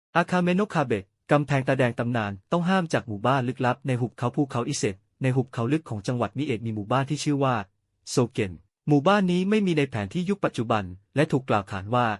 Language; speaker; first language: Thai; native; Thai